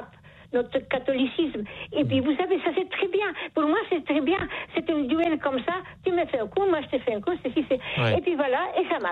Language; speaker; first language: French; non-native, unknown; Polish